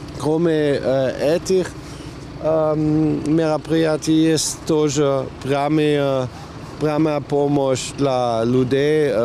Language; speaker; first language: Russian; non-native, learner; German